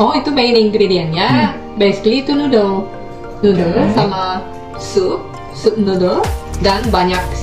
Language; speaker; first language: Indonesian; non-native, fluent; Korean